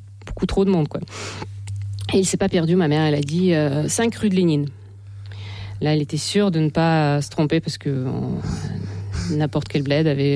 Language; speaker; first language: French; non-native, fluent; Ukrainian